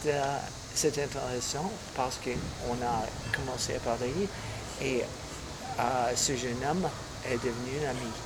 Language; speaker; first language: French; non-native, fluent; English